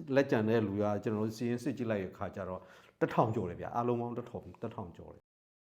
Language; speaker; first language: Burmese; non-native, local second language; S'gaw Karen